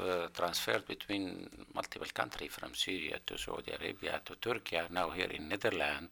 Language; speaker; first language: English; non-native, learner; Arabic